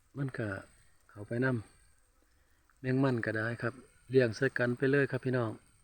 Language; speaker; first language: Thai; native; Thai